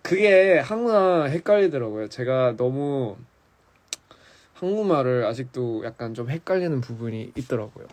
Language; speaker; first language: Korean; early bilingual, heritage; English